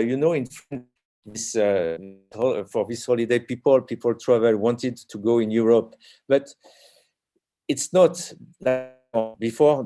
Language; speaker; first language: English; non-native, learner; French